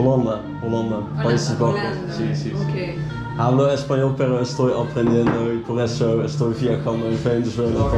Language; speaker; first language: Spanish; non-native, learner; Dutch